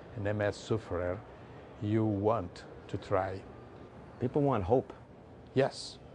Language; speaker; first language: English; non-native, learner; Italian